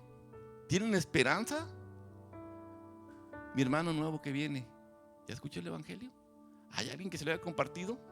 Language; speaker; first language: Spanish; native; Spanish